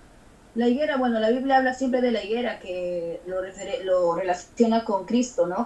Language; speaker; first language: Spanish; native; Spanish